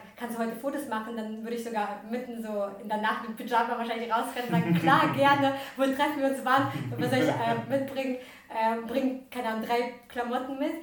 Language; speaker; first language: German; early bilingual, other home language; Russian